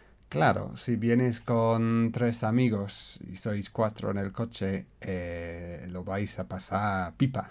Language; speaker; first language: Spanish; non-native, fluent; English